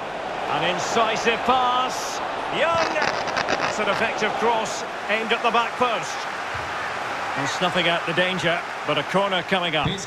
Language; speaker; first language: English; native; English